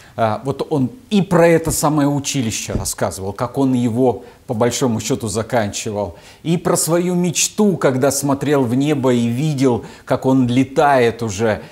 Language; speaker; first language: Russian; native; Russian